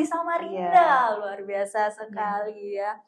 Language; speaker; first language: Indonesian; native; Indonesian